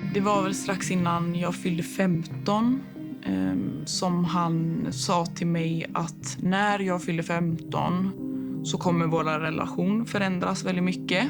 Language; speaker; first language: Swedish; native; Swedish